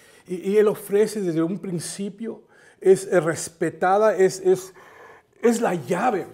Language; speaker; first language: Spanish; native; Spanish